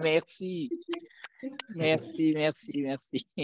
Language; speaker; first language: French; native; French